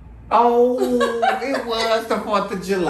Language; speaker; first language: English; native; English